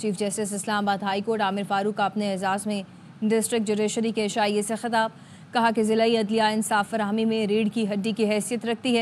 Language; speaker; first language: Urdu; native; Urdu